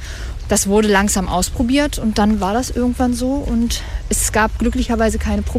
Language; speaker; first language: German; native; German